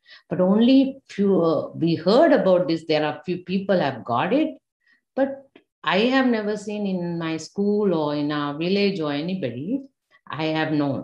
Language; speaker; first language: English; non-native, local second language; Tamil